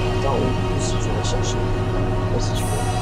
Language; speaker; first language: French; native; French